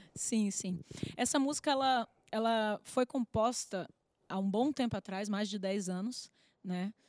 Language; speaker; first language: Portuguese; native; Portuguese